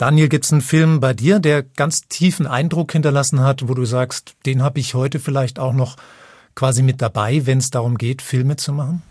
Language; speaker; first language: German; native; German